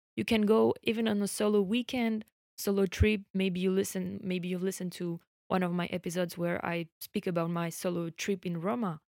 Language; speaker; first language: English; non-native, fluent; French